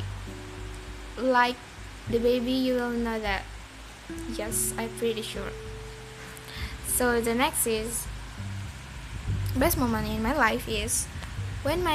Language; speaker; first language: English; non-native, learner; Indonesian